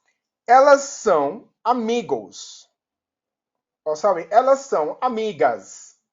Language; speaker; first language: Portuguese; non-native, learner; Yoruba